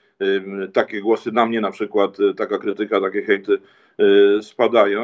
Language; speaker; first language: Polish; native; Polish